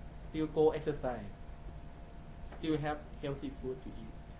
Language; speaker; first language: English; non-native, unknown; Thai